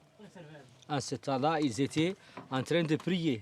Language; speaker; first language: French; non-native, local second language; Arabic